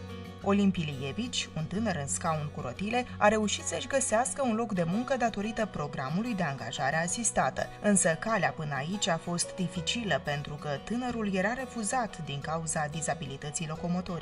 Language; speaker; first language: Romanian; native; Romanian